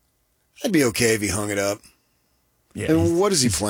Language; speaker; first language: English; native; English